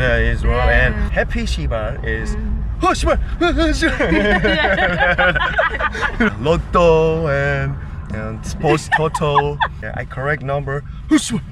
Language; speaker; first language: English; non-native, learner; Korean